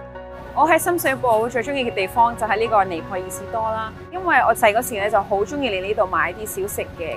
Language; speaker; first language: Cantonese; early bilingual, other home language; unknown